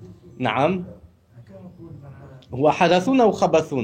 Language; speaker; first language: Arabic; non-native, fluent; French